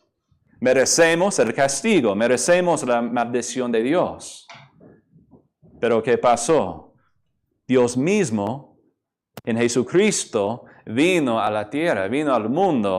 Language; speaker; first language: Spanish; non-native, fluent; English